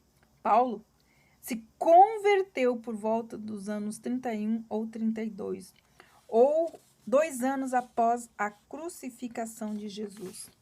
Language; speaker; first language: Portuguese; native; Portuguese